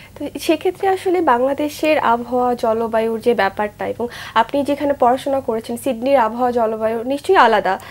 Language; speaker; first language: Bangla; native; Bangla